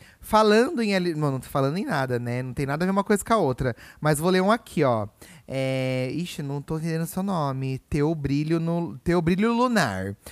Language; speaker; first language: Portuguese; native; Portuguese